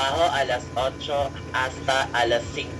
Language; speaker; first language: Spanish; non-native, learner; Filipino